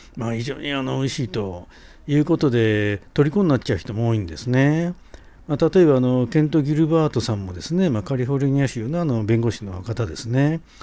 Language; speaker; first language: Japanese; native; Japanese